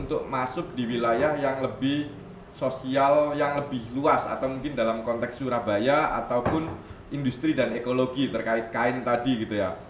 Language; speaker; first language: Indonesian; non-native, local second language; Javanese